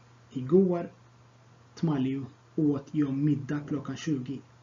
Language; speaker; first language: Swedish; non-native, fluent; Tigrinya